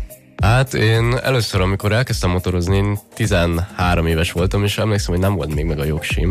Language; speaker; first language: Hungarian; native; Hungarian